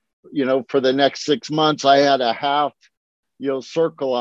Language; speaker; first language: English; native; English